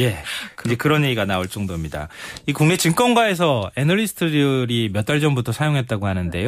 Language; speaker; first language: Korean; native; Korean